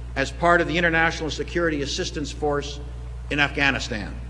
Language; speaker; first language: English; native; English